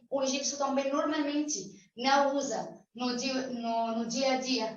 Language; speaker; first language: Portuguese; non-native, fluent; Arabic